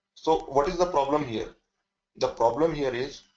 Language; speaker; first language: English; non-native, local second language; Hindi